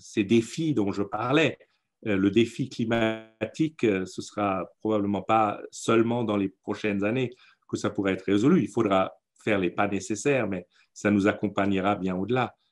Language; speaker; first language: French; non-native, fluent; German